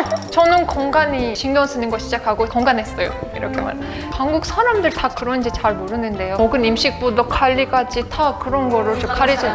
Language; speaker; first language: Korean; non-native, fluent; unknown